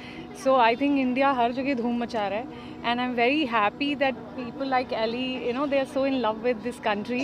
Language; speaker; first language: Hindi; native; Hindi